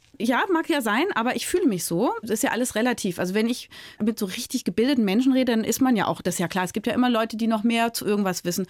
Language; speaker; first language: German; native; German